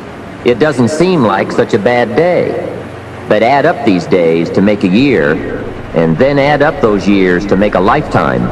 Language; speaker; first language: English; native; English